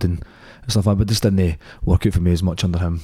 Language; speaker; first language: English; native; English